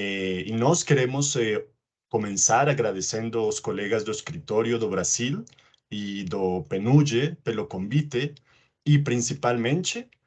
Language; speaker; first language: Portuguese; non-native, learner; Spanish